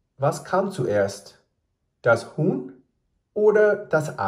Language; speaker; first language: German; non-native, fluent; English